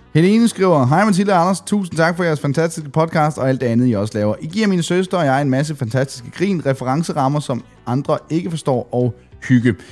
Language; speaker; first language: Danish; native; Danish